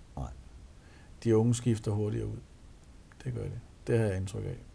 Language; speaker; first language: Danish; native; Danish